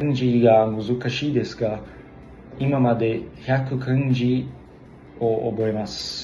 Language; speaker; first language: Japanese; non-native, learner; Portuguese